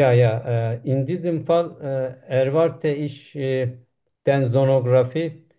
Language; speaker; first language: German; non-native, learner; Turkish